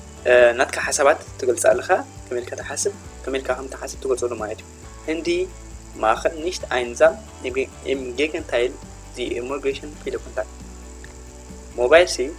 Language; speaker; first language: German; non-native, fluent; Tigrinya